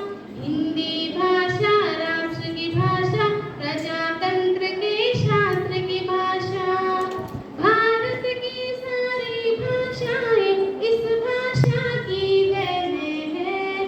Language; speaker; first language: Hindi; non-native, local second language; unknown